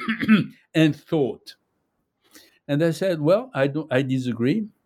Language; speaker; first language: English; non-native, fluent; French